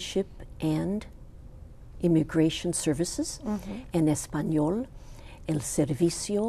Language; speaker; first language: Spanish; non-native, local second language; Greek